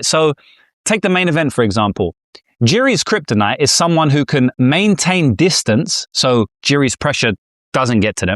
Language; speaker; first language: English; native; English